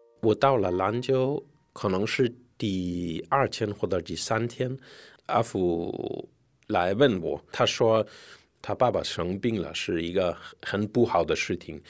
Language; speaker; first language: Chinese; non-native, fluent; Danish